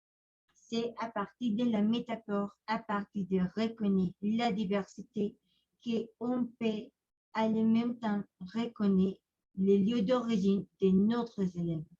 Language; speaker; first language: French; non-native, learner; Spanish